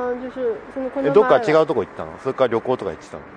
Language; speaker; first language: Japanese; native; Japanese